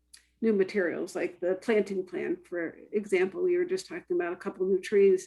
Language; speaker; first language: English; native; English